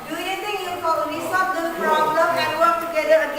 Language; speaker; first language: English; non-native, learner; Indonesian